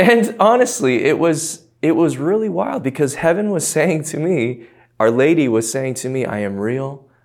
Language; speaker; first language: English; early bilingual, other home language; Korean